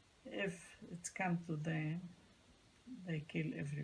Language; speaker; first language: English; non-native, learner; Arabic